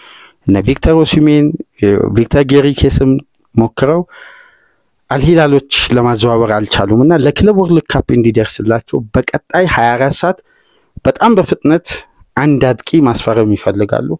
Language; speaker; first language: Amharic; native; Amharic